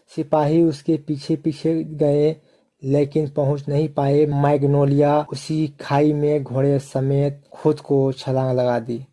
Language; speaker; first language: Hindi; native; Hindi